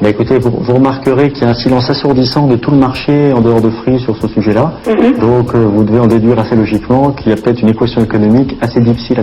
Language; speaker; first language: French; native; French